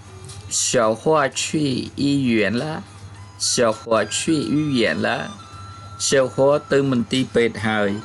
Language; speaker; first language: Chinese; non-native, fluent; Khmer